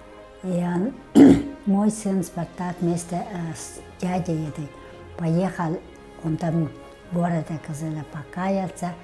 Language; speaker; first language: Russian; non-native, local second language; Tuvinian